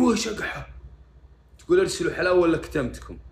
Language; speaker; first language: Arabic; native; Arabic